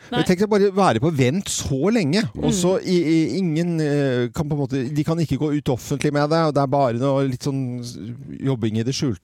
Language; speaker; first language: Norwegian; native; Norwegian